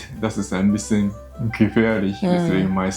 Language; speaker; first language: German; non-native, learner; Japanese